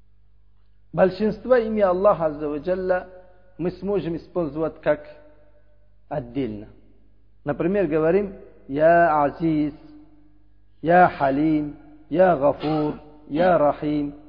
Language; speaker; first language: Russian; non-native, learner; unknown